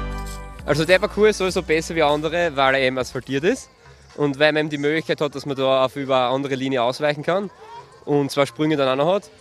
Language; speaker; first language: German; native; German